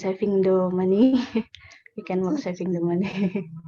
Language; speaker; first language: English; non-native, learner; Indonesian